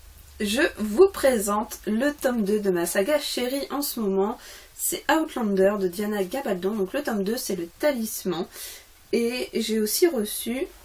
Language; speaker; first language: French; native; French